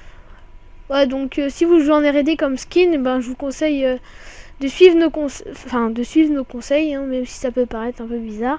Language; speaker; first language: French; native; French